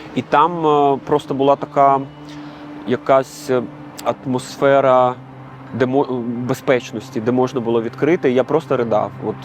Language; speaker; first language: Ukrainian; native; Ukrainian